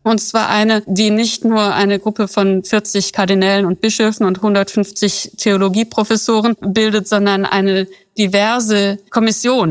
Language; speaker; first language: German; native; German